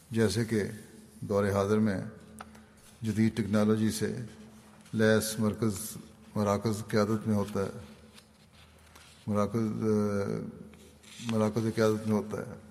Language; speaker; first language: Urdu; native; Urdu